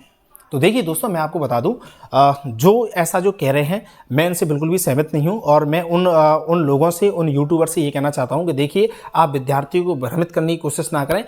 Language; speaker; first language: Hindi; native; Hindi